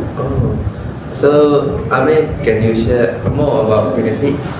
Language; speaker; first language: English; non-native, learner; Malay